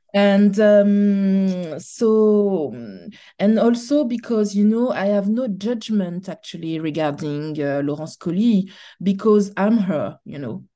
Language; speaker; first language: English; non-native, learner; French